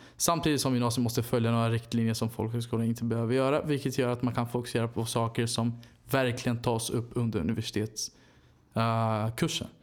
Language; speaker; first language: Swedish; non-native, fluent; Portuguese